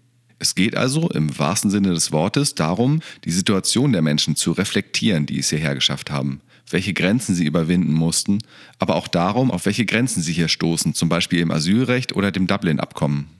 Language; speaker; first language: German; native; German